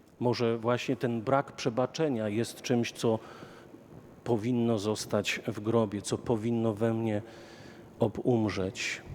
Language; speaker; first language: Polish; native; Polish